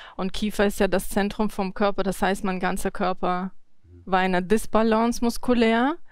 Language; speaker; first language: German; early bilingual, other home language; Russian